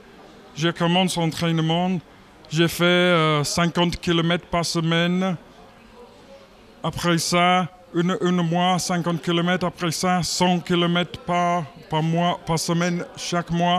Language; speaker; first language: French; non-native, learner; English